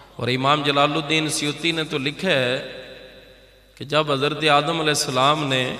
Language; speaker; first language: Urdu; non-native, local second language; Punjabi